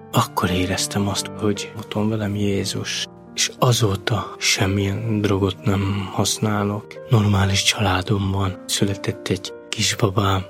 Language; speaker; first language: Hungarian; non-native, local second language; Romany